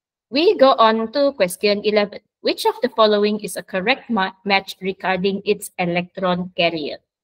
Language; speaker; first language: English; non-native, local second language; Malay